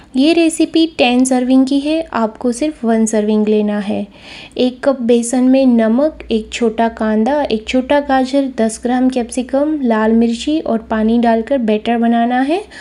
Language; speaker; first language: Hindi; non-native, local second language; Gujarati